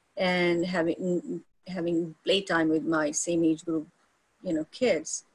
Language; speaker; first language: English; non-native, local second language; Bangla